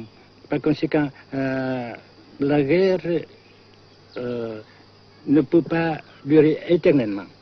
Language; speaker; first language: French; non-native, local second language; Vietnamese